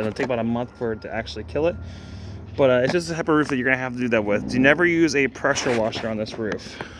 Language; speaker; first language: English; native; English